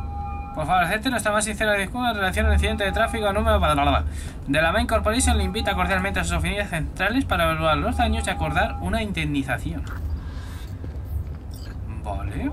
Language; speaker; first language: Spanish; native; Spanish